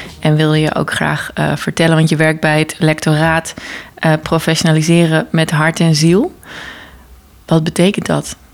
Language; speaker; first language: Dutch; native; Dutch